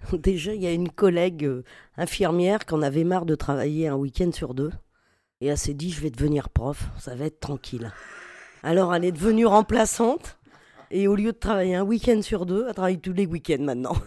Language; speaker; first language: French; native; French